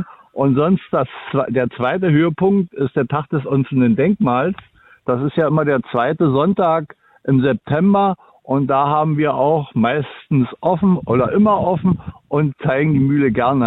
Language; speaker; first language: German; native; German